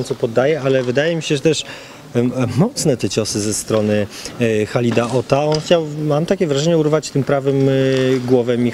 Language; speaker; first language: Polish; native; Polish